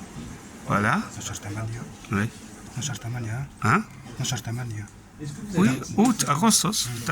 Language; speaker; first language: French; non-native, fluent; Arabic